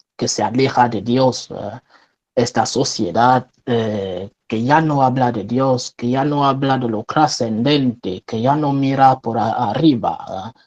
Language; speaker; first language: Spanish; non-native, fluent; French